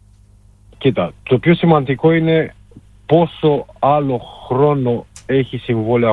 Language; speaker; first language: Greek; non-native, fluent; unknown